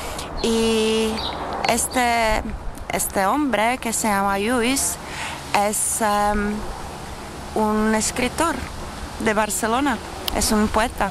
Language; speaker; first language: Spanish; non-native, fluent; Czech